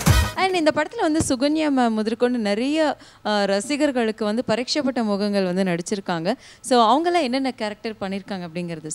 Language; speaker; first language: Tamil; native; Tamil